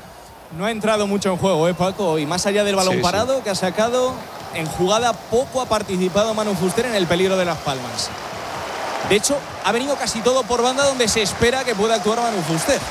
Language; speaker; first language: Spanish; native; Spanish